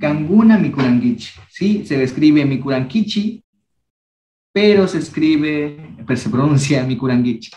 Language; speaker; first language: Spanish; non-native, local second language; Quechua